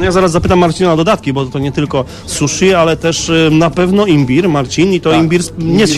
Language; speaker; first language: Polish; native; Polish